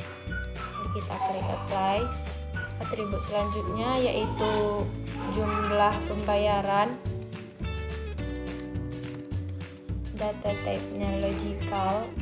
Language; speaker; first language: Indonesian; native; Indonesian